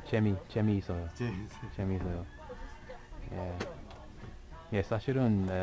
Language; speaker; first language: Korean; non-native, learner; English